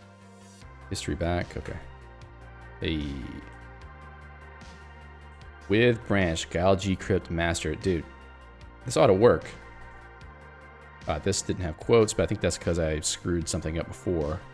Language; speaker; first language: English; native; English